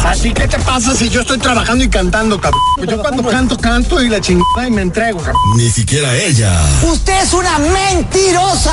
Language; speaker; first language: Spanish; native; Spanish